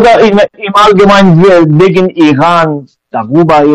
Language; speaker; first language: German; non-native, learner; Persian